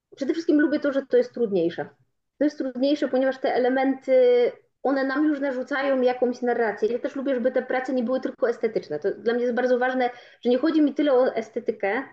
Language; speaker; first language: Polish; native; Polish